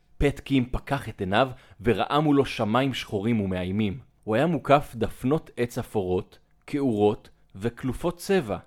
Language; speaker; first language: Hebrew; native; Hebrew